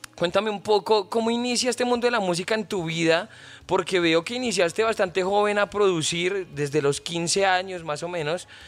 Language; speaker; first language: Spanish; native; Spanish